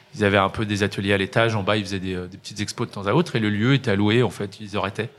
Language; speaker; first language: French; native; French